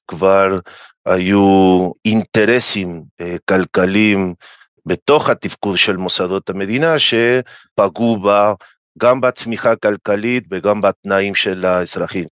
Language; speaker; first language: Hebrew; non-native, fluent; Spanish